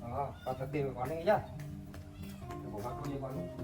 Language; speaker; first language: Vietnamese; native; Vietnamese